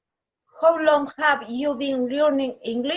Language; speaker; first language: English; non-native, learner; Spanish